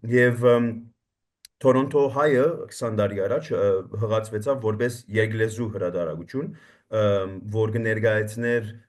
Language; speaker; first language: Armenian; early bilingual, heritage; Armenian